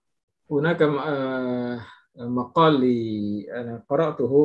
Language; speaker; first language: Arabic; non-native, fluent; Indonesian